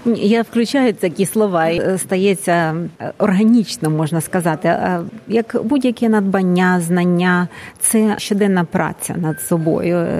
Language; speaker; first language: Ukrainian; native; Ukrainian